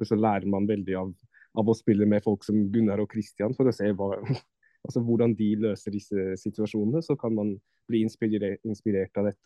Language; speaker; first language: Norwegian; non-native, fluent; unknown